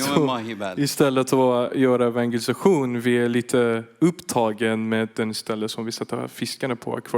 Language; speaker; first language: Swedish; non-native, fluent; Persian